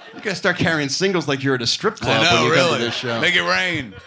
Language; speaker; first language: English; native; English